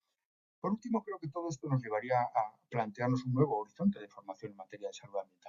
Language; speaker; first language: Spanish; native; Spanish